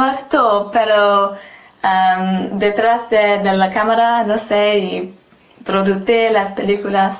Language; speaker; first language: Spanish; non-native, learner; English